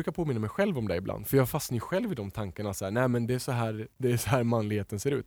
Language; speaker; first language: Swedish; native; Swedish